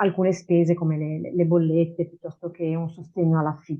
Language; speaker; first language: Italian; native; Italian